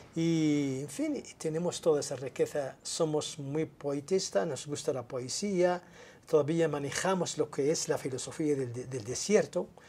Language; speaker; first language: Spanish; non-native, local second language; Arabic